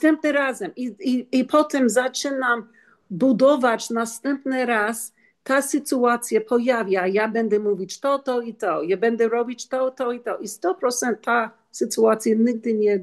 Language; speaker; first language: Polish; non-native, learner; English